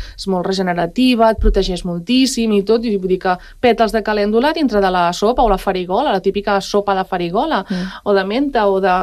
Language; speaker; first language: Catalan; native; Catalan